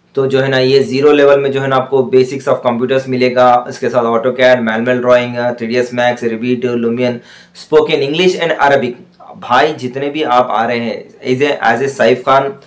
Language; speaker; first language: Hindi; non-native, local second language; Urdu